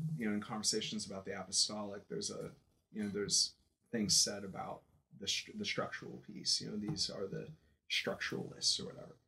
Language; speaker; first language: English; native; English